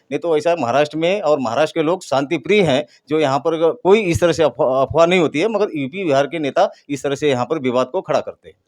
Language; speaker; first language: Hindi; native; Hindi